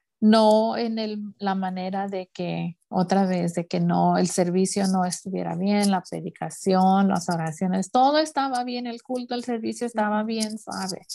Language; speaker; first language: Spanish; early bilingual, heritage; Spanish